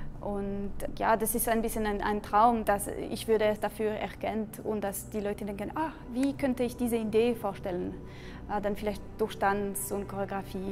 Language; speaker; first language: German; non-native, local second language; French